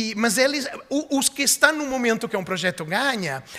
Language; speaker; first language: Portuguese; non-native, fluent; Italian